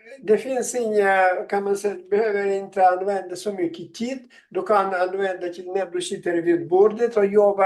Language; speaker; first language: Swedish; non-native, fluent; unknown